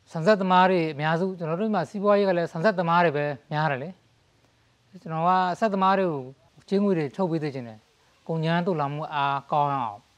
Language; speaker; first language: Burmese; native; Burmese